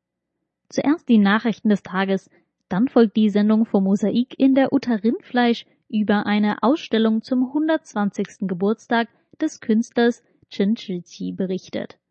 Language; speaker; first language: German; native; German